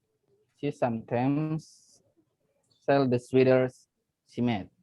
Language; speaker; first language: English; non-native, fluent; Indonesian